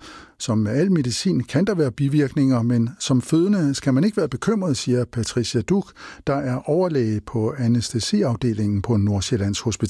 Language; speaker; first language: Danish; native; Danish